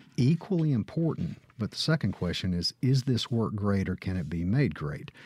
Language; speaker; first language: English; native; English